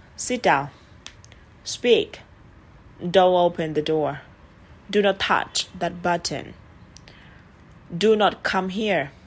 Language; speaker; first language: English; non-native, fluent; Vietnamese